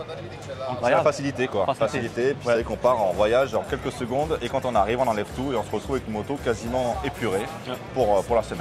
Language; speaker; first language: French; native; French